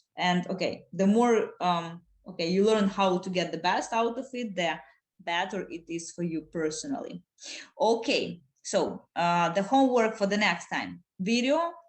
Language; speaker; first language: English; non-native, fluent; Ukrainian